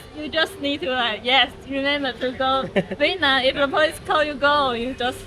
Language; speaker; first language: English; non-native, learner; Chinese